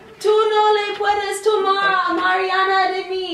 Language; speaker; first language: Spanish; non-native, learner; English